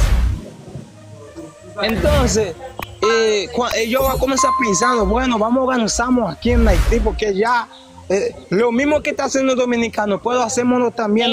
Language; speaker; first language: Spanish; non-native, learner; Haitian Creole